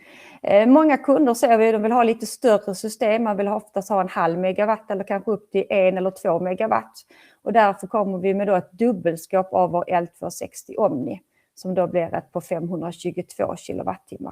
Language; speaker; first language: Swedish; native; Swedish